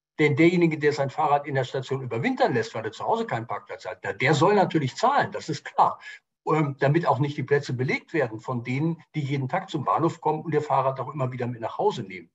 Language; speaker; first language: German; native; German